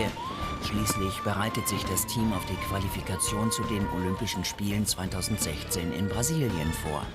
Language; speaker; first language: German; native; German